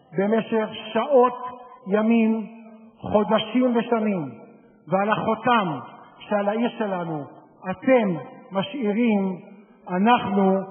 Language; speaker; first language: Hebrew; native; Hebrew